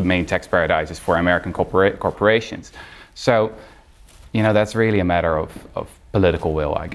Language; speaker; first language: English; non-native, fluent; Dutch